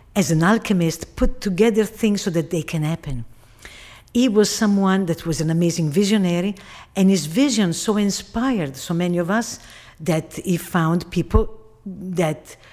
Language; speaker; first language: English; non-native, fluent; Italian